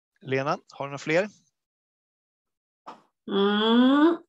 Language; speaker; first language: Swedish; native; Swedish